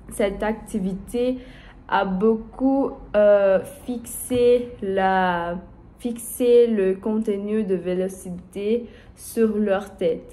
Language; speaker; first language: French; non-native, learner; Portuguese